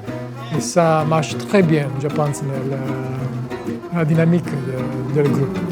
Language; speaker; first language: French; non-native, fluent; Italian